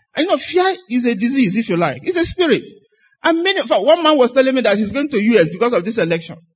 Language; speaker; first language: English; non-native, local second language; Igbo